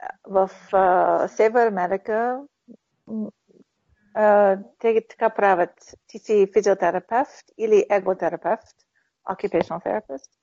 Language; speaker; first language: Bulgarian; early bilingual, heritage; Bulgarian